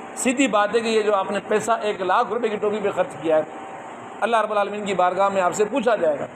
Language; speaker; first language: Urdu; non-native, local second language; Sindhi